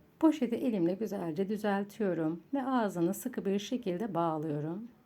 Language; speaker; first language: Turkish; native; Turkish